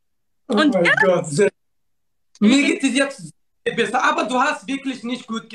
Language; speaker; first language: German; non-native, learner; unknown